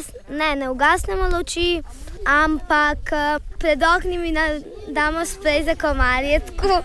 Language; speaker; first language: Slovenian; non-native, local second language; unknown